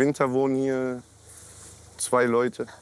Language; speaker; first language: German; non-native, learner; Greek